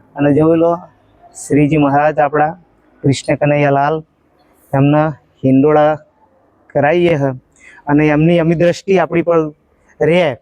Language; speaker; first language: Gujarati; native; Gujarati